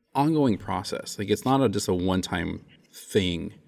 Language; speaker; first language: English; native; English